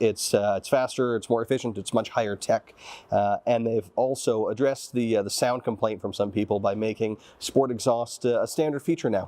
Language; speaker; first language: English; native; English